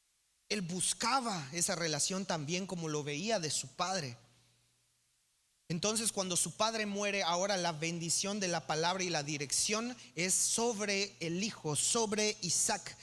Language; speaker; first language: Spanish; native; Spanish